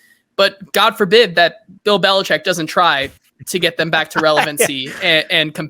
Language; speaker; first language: English; native; English